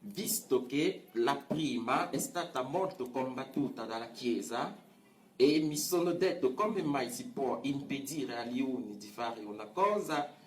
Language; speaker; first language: Italian; non-native, fluent; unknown